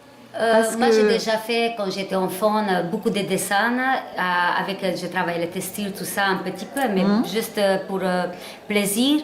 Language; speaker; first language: French; non-native, learner; Hungarian